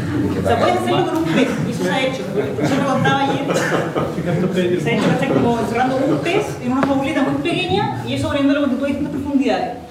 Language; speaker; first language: Spanish; native; Spanish